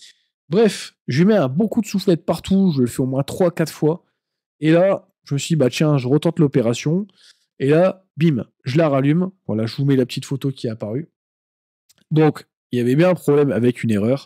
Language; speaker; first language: French; native; French